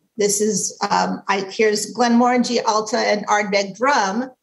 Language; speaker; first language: English; native; English